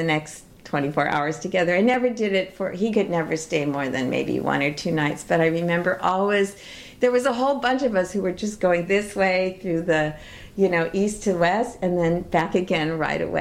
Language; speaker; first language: English; native; English